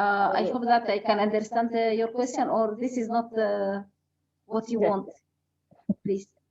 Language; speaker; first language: English; non-native, fluent; Arabic